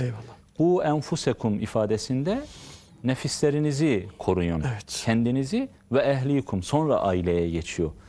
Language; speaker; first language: Turkish; native; Turkish